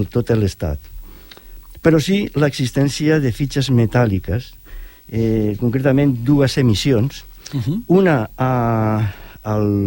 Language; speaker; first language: Catalan; native; Catalan